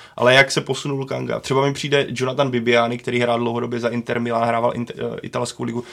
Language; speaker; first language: Czech; native; Czech